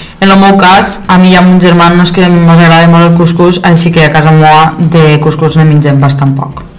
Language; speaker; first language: Catalan; early bilingual, other home language; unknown